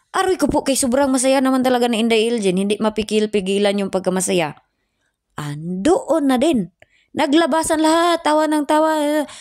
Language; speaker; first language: Filipino; non-native, local second language; Cebuano